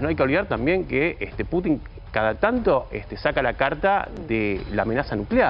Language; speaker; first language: Spanish; native; Spanish